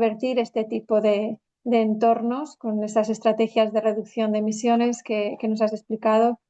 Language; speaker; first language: Spanish; native; Spanish